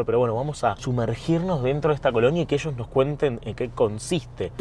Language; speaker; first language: Spanish; native; Spanish